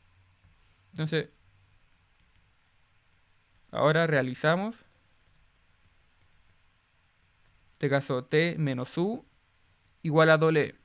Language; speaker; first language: Spanish; native; Spanish